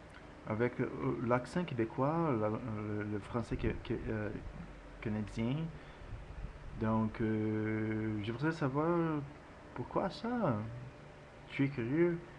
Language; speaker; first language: French; non-native, learner; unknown